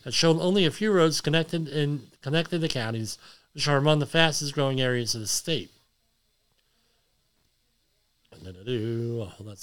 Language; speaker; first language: English; native; English